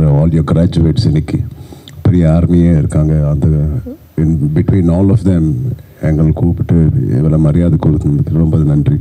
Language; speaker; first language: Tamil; non-native, local second language; Telugu